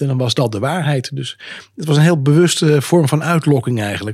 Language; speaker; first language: Dutch; native; Dutch